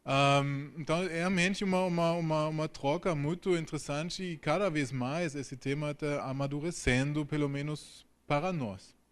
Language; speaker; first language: Portuguese; non-native, fluent; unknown